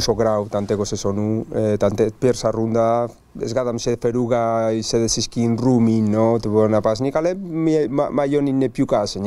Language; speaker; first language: Polish; non-native, learner; Spanish